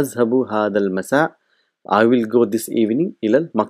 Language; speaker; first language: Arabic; non-native, fluent; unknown